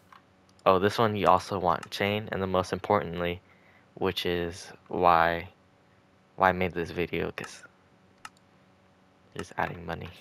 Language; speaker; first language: English; native; English